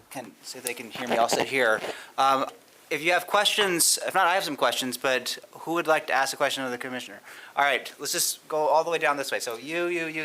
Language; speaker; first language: English; native; English